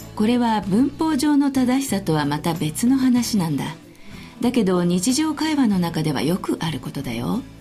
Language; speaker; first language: Japanese; native; Japanese